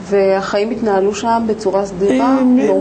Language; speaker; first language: Hebrew; native; Hebrew